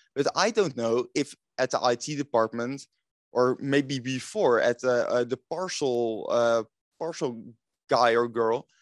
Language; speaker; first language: English; non-native, fluent; Dutch